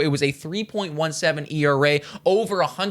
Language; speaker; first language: English; native; English